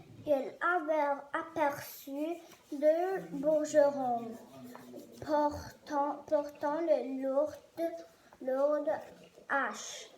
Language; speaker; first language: French; non-native, learner; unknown